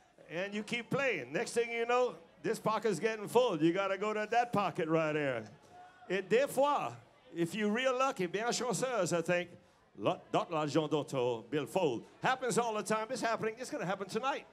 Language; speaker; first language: English; early bilingual, other home language; French